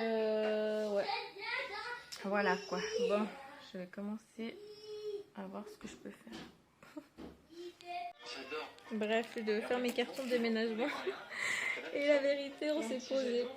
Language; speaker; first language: French; native; French